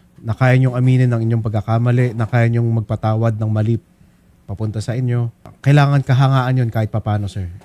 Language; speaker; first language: Filipino; native; Filipino